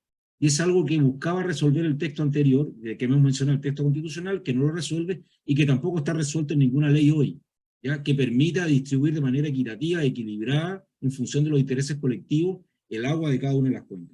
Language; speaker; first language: Spanish; native; Spanish